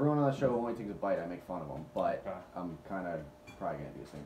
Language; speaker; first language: English; native; English